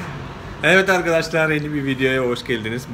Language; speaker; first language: Turkish; non-native, fluent; Malayalam